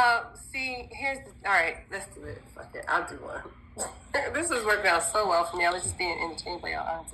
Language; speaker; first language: English; native; English